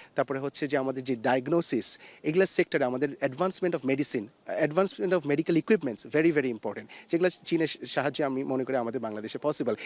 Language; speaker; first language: Bangla; native; Bangla